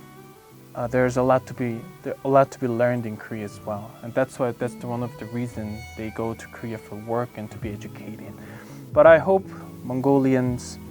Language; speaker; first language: English; non-native, fluent; Korean